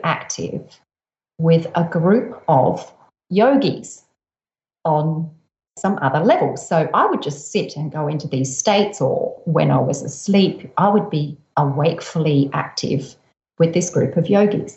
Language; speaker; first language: English; native; English